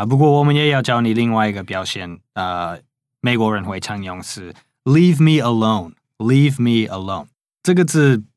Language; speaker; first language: Chinese; non-native, fluent; English